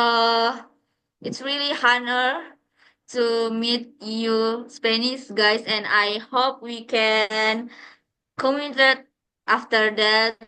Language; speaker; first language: English; non-native, learner; Indonesian